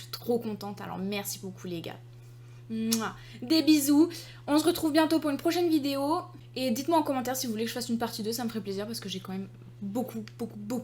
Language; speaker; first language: French; native; French